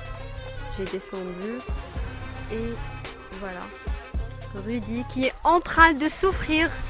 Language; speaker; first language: French; non-native, local second language; Arabic